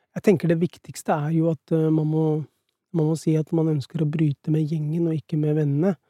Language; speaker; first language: Norwegian; early bilingual, other home language; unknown